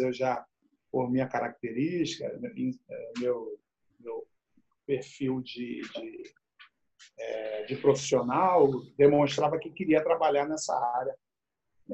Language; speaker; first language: Portuguese; native; Portuguese